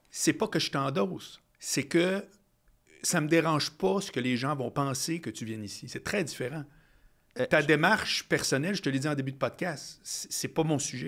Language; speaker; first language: French; native; French